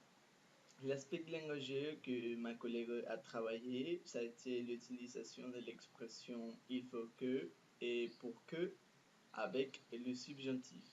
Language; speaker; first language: French; non-native, fluent; Spanish